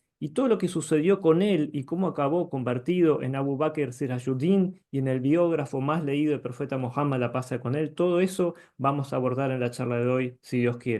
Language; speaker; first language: Spanish; native; Spanish